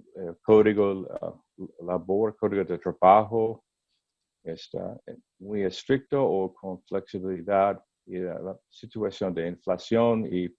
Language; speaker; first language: Spanish; non-native, learner; English